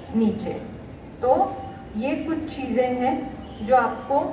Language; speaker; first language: Hindi; non-native, local second language; Marathi